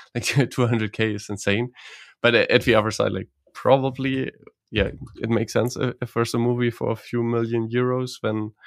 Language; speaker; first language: English; non-native, fluent; Croatian